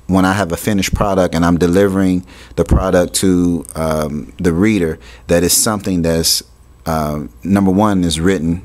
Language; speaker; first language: English; native; English